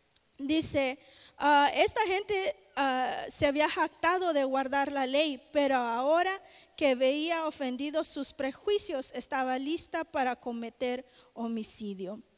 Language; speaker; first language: Spanish; native; Spanish